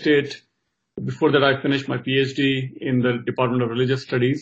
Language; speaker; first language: English; non-native, local second language; Hindi